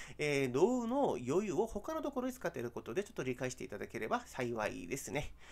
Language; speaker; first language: Japanese; non-native, fluent; Korean